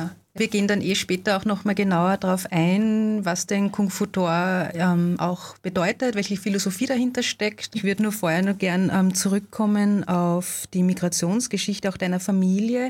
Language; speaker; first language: German; native; German